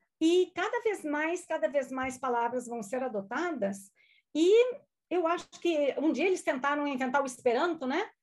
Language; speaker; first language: Portuguese; non-native, local second language; German